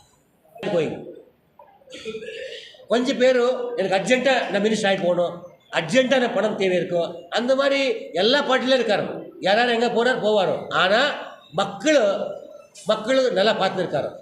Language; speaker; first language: Tamil; non-native, learner; Kannada